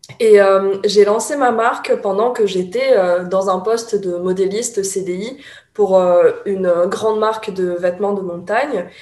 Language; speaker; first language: French; early bilingual, other home language; Chinese